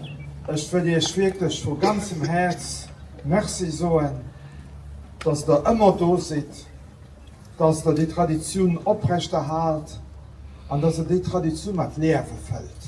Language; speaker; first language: German; non-native, local second language; Luxembourgish